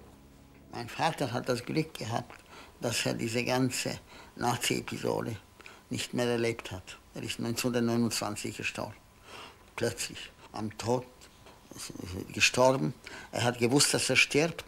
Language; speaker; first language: German; non-native, fluent; Polish